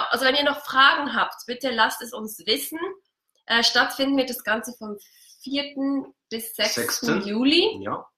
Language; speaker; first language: German; native; German